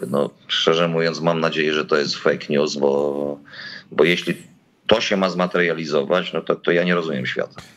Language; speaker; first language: Polish; native; Polish